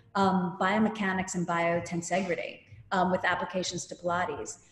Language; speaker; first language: English; native; English